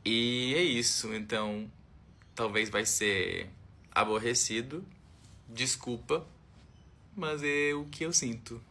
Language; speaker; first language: Portuguese; non-native, fluent; English